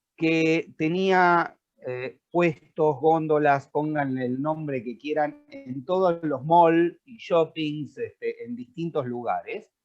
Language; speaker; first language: Spanish; native; Spanish